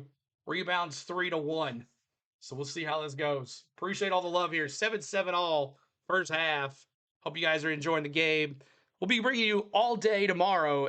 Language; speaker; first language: English; native; English